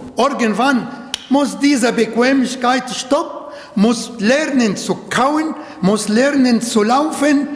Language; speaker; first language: German; non-native, learner; Arabic